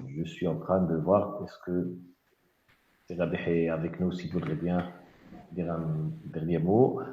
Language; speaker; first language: French; non-native, local second language; Arabic